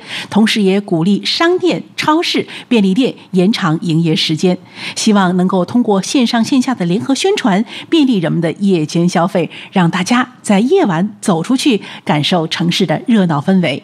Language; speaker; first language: Chinese; native; Chinese